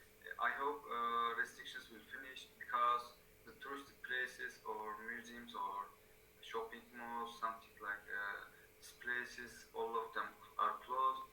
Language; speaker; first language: English; non-native, learner; Turkish